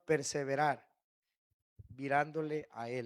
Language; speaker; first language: Spanish; native; Spanish